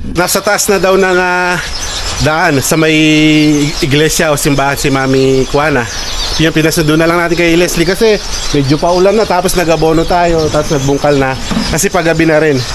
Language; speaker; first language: Filipino; native; Filipino